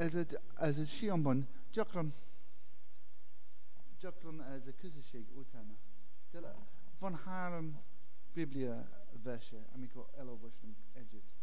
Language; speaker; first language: Hungarian; non-native, learner; English